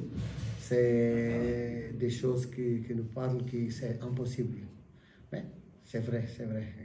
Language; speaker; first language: French; non-native, learner; Portuguese